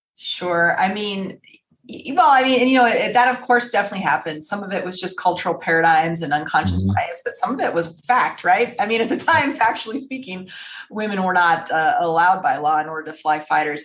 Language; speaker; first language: English; native; English